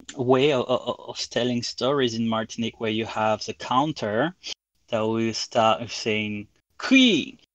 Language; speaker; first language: English; non-native, fluent; French